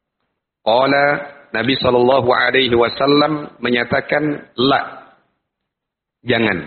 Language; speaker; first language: Indonesian; native; Indonesian